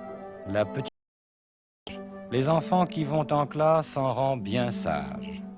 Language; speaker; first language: French; native; French